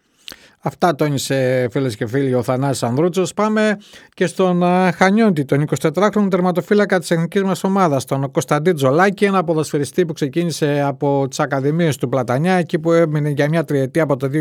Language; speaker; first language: Greek; native; Greek